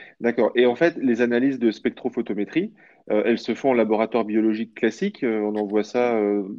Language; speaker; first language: French; native; French